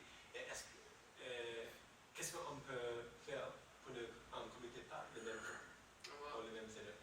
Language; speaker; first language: French; non-native, learner; English